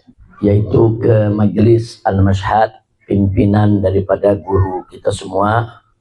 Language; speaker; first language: Indonesian; native; Indonesian